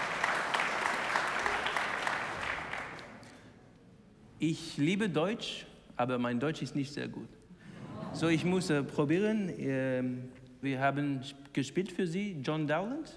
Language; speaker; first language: German; non-native, learner; English